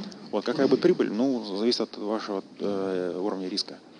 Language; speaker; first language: Russian; native; Russian